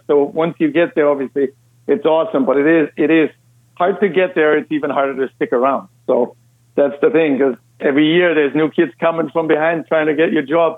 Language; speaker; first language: English; non-native, fluent; German